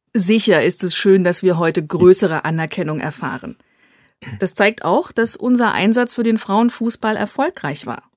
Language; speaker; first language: German; native; German